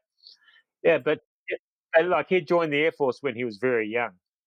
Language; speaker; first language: English; native; English